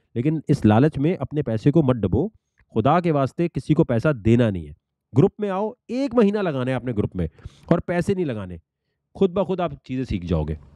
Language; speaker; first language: Urdu; native; Urdu